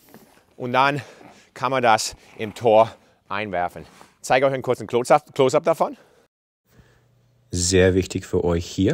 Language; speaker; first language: German; non-native, fluent; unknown